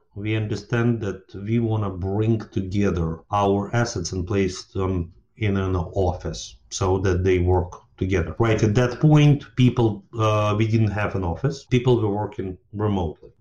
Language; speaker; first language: English; non-native, fluent; Ukrainian